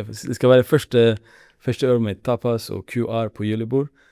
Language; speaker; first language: Norwegian; non-native, learner; Arabic